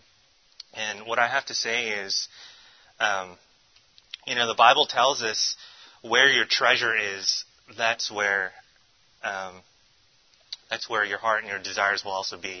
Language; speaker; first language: English; native; English